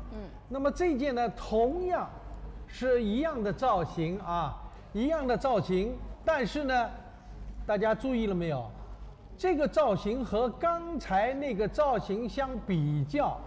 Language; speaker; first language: Chinese; native; Chinese